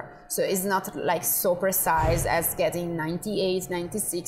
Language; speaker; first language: English; non-native, fluent; Italian